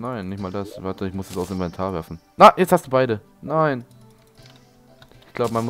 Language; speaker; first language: German; native; German